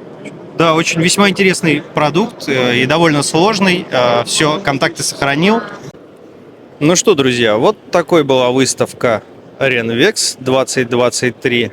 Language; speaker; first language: Russian; native; Russian